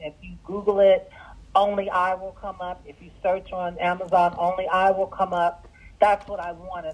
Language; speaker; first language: English; early bilingual, other home language; Arabic